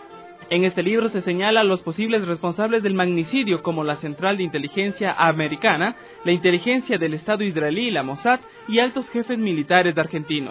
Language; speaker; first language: Spanish; native; Spanish